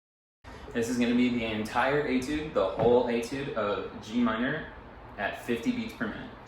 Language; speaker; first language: English; native; English